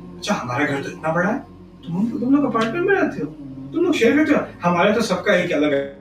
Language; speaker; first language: Urdu; early bilingual, heritage; Urdu